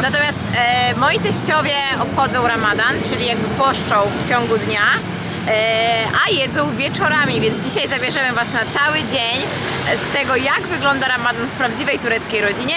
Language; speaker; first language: Polish; native; Polish